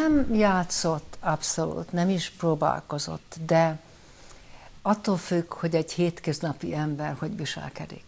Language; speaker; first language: Hungarian; early bilingual, heritage; Hungarian